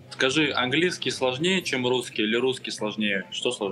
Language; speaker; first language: Russian; non-native, local second language; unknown